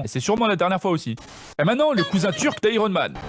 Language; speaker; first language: French; native; French